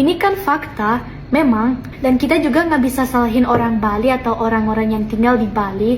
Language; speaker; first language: Indonesian; non-native, fluent; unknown